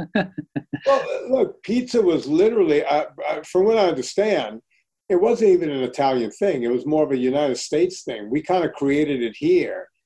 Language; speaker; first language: English; early bilingual, other home language; Italian